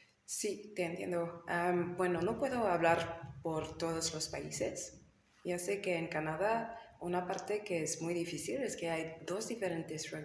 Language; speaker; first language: Spanish; non-native, learner; English